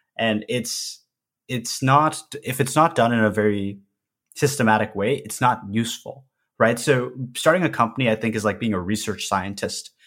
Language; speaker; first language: English; early bilingual, other home language; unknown